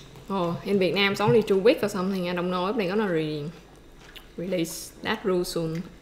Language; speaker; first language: English; non-native, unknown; Vietnamese